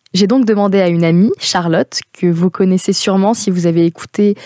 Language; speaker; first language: French; native; French